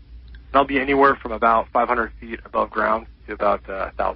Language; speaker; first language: English; native; English